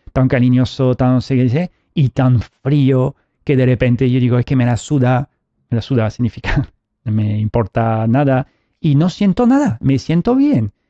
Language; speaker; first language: Spanish; early bilingual, heritage; Spanish